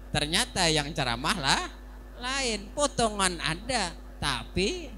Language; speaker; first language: Indonesian; non-native, local second language; Banjar